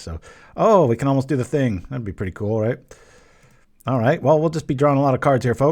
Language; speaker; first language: English; native; English